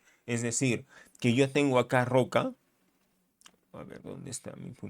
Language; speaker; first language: Spanish; native; Spanish